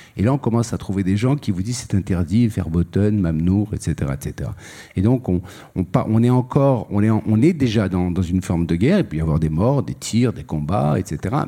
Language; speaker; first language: French; native; French